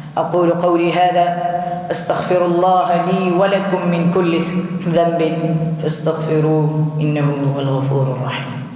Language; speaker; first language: Arabic; non-native, fluent; Urdu